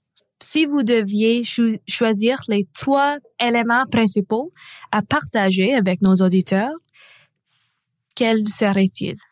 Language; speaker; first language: French; non-native, local second language; English